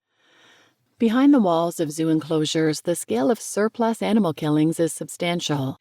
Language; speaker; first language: English; native; English